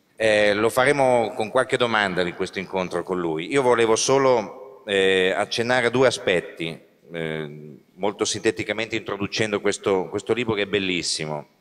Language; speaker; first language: Italian; native; Italian